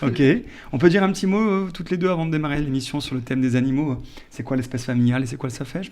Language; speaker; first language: French; native; French